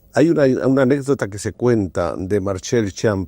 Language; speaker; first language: Spanish; native; Spanish